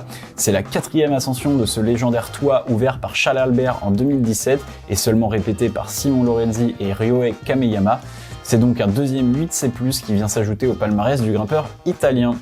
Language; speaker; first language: French; native; French